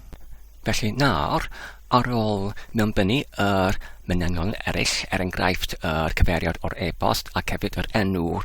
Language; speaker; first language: Welsh; non-native, fluent; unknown